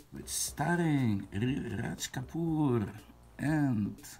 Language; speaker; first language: English; non-native, fluent; Dutch